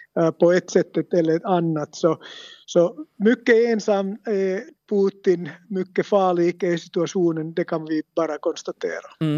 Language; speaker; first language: Swedish; non-native, local second language; Finnish